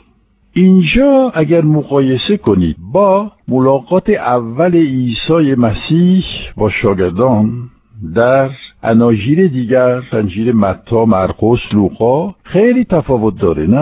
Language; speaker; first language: Persian; non-native, fluent; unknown